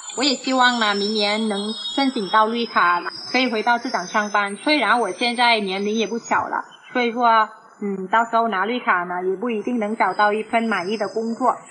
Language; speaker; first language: Chinese; non-native, fluent; Vietnamese